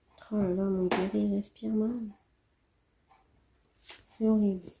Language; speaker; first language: French; native; French